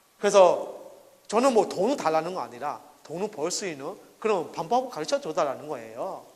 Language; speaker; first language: Korean; non-native, fluent; Burmese